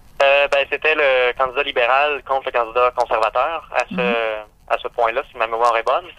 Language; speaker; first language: French; native; French